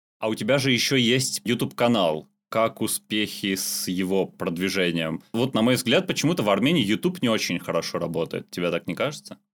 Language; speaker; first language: Russian; non-native, local second language; Armenian